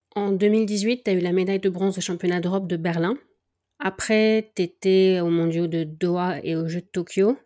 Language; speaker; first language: French; native; French